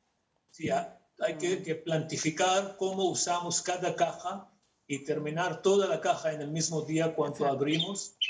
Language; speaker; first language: Spanish; non-native, fluent; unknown